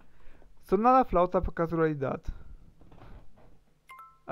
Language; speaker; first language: Spanish; non-native, learner; German